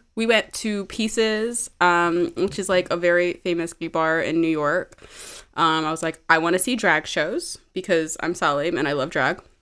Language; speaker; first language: English; early bilingual, other home language; Amharic